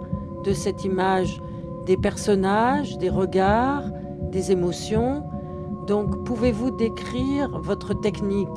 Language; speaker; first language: French; native; French